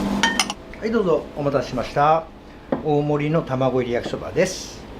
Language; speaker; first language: Japanese; native; Japanese